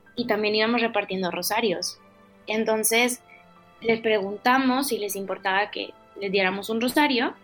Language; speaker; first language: Spanish; native; Spanish